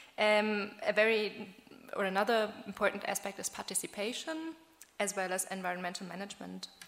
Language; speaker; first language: English; non-native, fluent; German